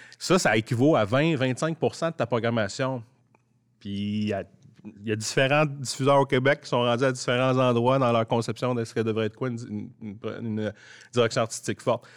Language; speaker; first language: French; native; French